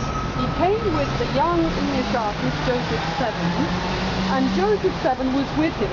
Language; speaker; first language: English; native; English